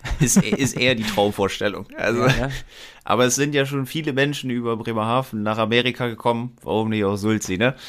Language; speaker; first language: German; native; German